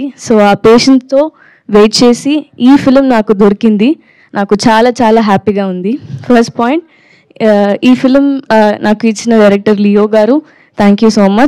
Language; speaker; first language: Telugu; non-native, learner; Tamil